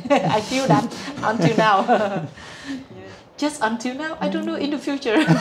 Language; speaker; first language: English; non-native, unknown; Vietnamese